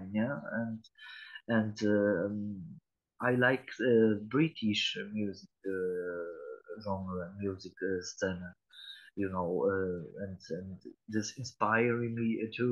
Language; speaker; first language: English; non-native, learner; Polish